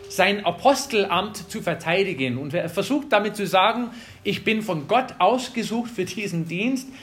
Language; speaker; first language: German; non-native, fluent; English